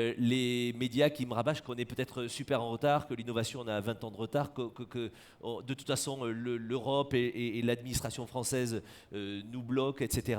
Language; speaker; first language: French; native; French